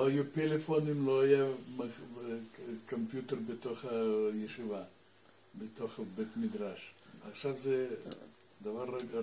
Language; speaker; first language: Hebrew; non-native, fluent; Russian